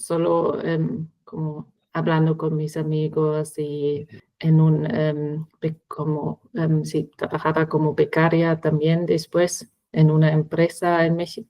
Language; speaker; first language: Spanish; non-native, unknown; German